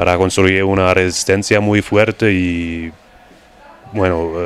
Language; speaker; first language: Spanish; non-native, learner; German